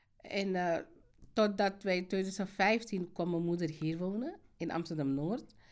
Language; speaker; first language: Dutch; non-native, fluent; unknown